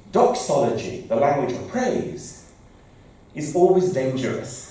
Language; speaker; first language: English; native; English